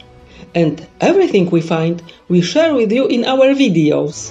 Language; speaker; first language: English; non-native, fluent; Polish